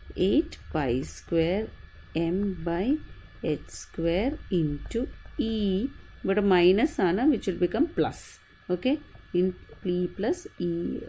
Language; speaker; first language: English; non-native, local second language; Malayalam